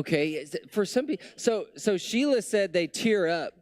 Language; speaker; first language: English; native; English